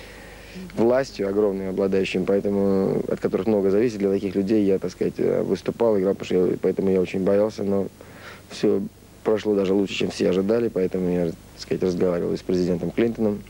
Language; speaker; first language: Russian; native; Russian